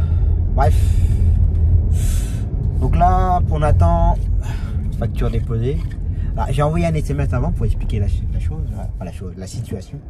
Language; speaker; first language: French; native; French